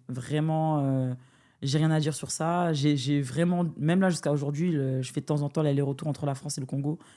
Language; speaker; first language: French; native; French